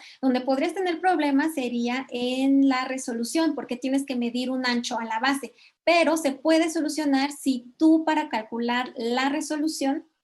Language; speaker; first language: Spanish; native; Spanish